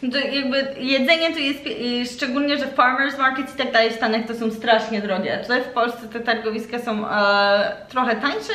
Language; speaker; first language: Polish; early bilingual, heritage; Polish